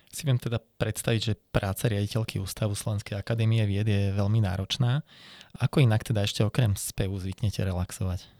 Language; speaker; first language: Slovak; native; Slovak